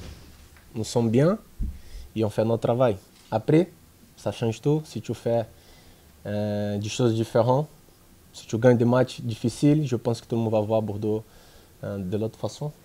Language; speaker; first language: French; non-native, learner; Portuguese